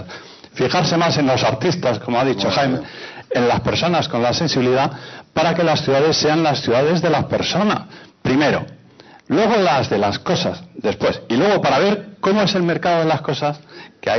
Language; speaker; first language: Spanish; native; Spanish